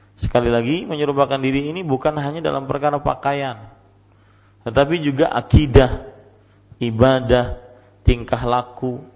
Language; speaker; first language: Indonesian; non-native, local second language; Banjar